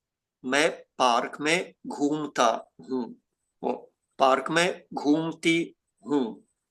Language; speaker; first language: Hindi; non-native, fluent; Ukrainian